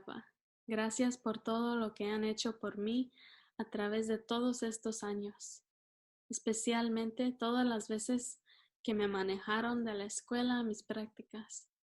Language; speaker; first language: Spanish; early bilingual, heritage; Spanish